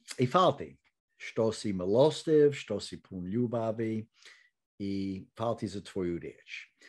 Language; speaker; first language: Croatian; early bilingual, heritage; Croatian